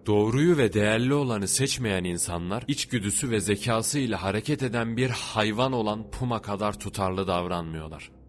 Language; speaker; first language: Turkish; native; Turkish